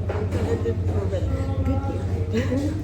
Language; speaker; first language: English; non-native, learner; Tibetan